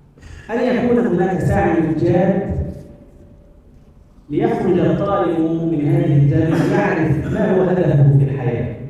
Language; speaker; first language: Arabic; native; Arabic